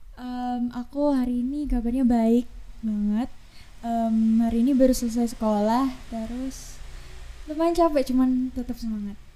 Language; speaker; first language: Indonesian; native; Indonesian